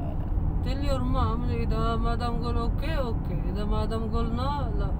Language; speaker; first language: English; non-native, learner; Filipino